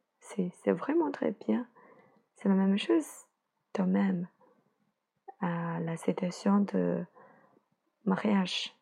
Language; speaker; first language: French; non-native, learner; Chinese